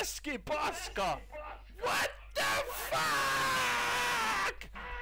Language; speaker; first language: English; non-native, learner; Finnish